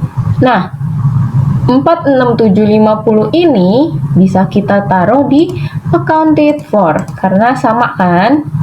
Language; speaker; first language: Indonesian; native; Indonesian